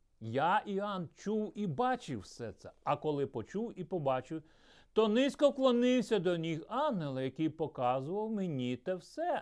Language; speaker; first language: Ukrainian; early bilingual, other home language; Russian